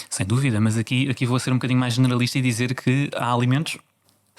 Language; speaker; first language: Portuguese; native; Portuguese